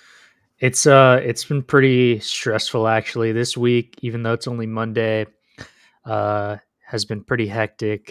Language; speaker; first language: English; native; English